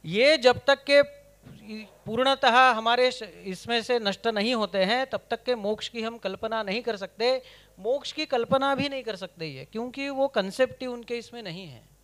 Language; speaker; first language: Hindi; non-native, local second language; Kannada